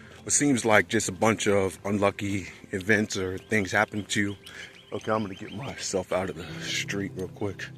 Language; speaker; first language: English; native; English